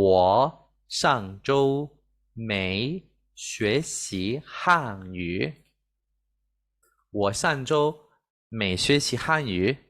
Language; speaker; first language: Chinese; non-native, fluent; Spanish